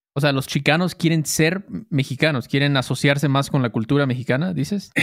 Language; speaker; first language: Spanish; native; Spanish